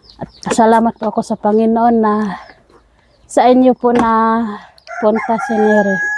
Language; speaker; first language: Filipino; non-native, local second language; Cebuano